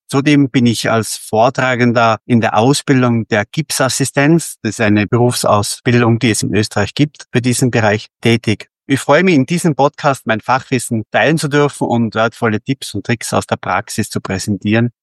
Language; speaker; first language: German; native; German